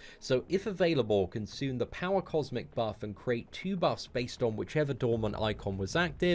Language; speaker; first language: English; native; English